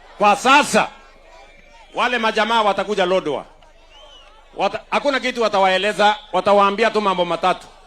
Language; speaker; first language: Swahili; non-native, local second language; Kalenjin